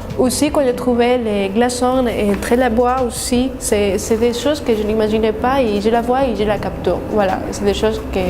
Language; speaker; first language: French; non-native, learner; Spanish